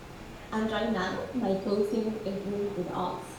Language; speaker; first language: English; non-native, fluent; Spanish